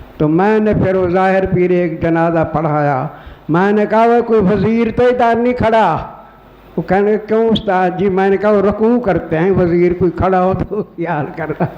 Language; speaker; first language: Urdu; non-native, local second language; Saraiki